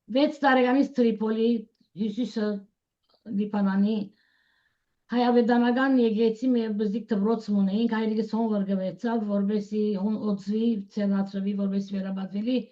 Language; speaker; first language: Armenian; early bilingual, heritage; Armenian